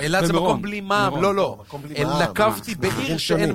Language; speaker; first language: Hebrew; native; Hebrew